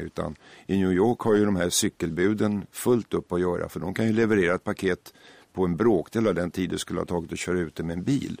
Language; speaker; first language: Swedish; native; Swedish